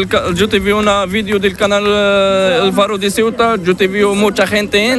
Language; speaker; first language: Spanish; non-native, learner; Arabic